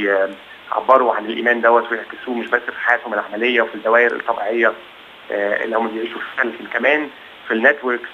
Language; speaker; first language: Arabic; native; Arabic